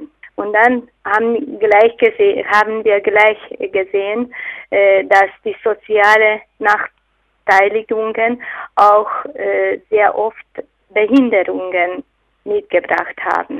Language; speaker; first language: German; non-native, fluent; Hungarian